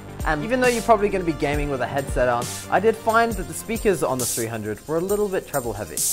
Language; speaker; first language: English; native; English